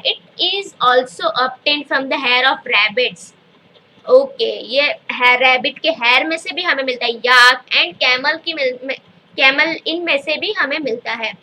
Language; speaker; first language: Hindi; native; Hindi